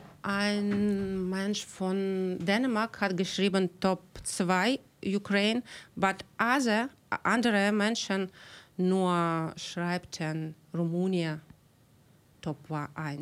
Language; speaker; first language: German; non-native, learner; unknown